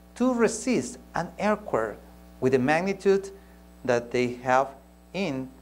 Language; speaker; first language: English; non-native, fluent; Spanish